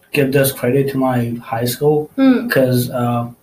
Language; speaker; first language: English; non-native, local second language; Nepali